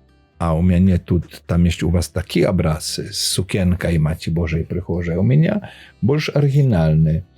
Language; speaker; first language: Polish; non-native, learner; Belarusian